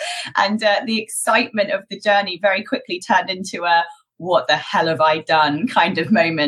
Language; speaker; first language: English; native; English